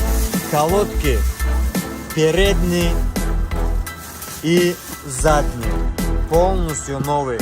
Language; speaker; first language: Russian; non-native, learner; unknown